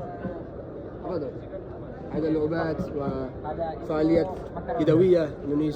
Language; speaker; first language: Arabic; non-native, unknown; Indonesian